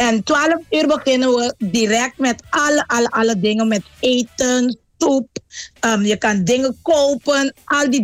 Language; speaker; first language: Dutch; non-native, learner; Papiamento